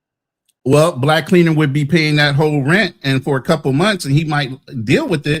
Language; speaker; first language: English; native; English